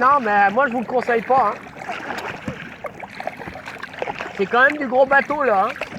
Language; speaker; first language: French; native; French